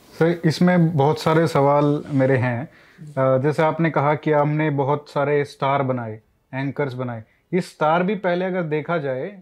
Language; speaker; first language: Hindi; native; Hindi